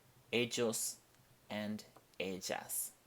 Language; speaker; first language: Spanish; non-native, fluent; English